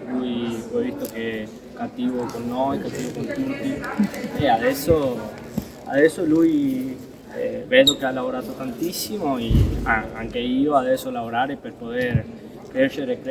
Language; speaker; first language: Italian; non-native, learner; Spanish